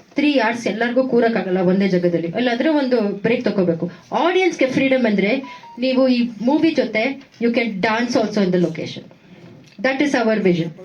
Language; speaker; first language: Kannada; non-native, local second language; Tamil